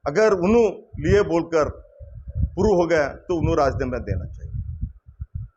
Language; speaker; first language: Hindi; non-native, local second language; Kannada